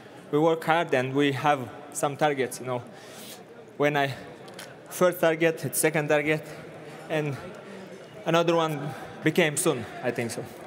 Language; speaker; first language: English; non-native, learner; Russian